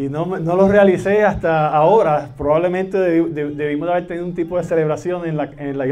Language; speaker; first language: Spanish; native; Spanish